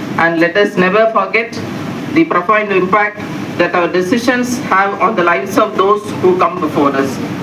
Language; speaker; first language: English; non-native, local second language; Tamil